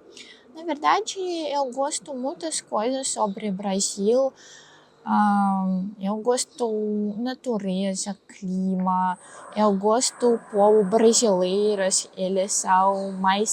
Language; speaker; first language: Portuguese; non-native, learner; Russian